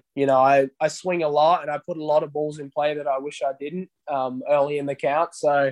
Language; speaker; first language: English; native; English